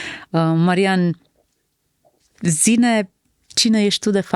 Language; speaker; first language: Romanian; native; Romanian